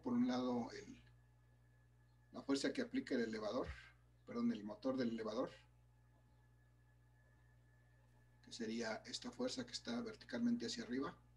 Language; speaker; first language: Spanish; native; Spanish